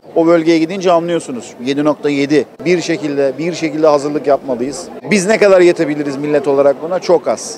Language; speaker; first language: Turkish; native; Turkish